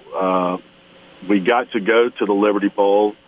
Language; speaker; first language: English; native; English